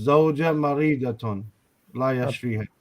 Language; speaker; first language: Arabic; non-native, fluent; English